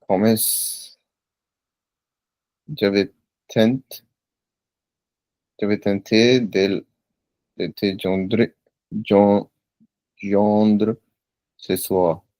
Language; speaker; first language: French; non-native, learner; Punjabi